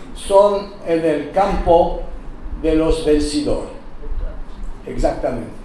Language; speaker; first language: Spanish; non-native, learner; French